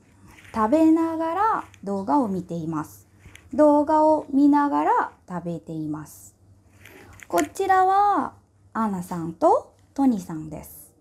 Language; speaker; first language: Japanese; non-native, fluent; Indonesian